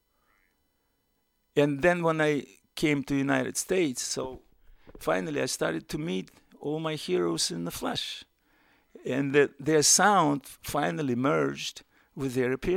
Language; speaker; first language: English; non-native, fluent; Russian